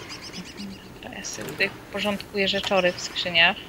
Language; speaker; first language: Polish; native; Polish